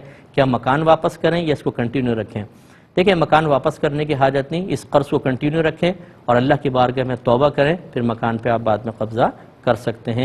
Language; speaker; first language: Urdu; native; Urdu